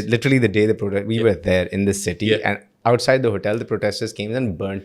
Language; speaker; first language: English; non-native, local second language; Urdu